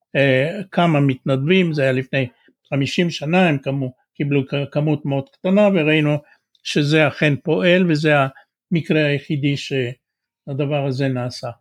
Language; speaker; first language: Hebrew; non-native, fluent; Bulgarian